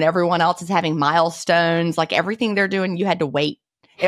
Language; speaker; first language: English; native; English